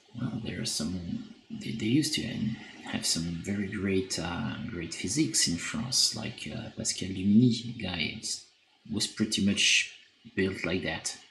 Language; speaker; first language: English; non-native, fluent; French